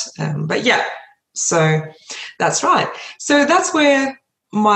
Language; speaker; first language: English; early bilingual, other home language; Russian